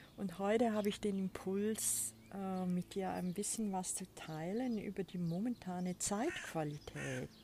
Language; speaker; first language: German; native; German